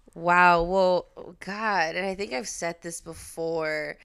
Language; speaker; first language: English; native; English